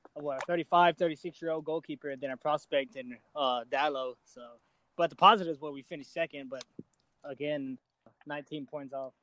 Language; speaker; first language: English; native; English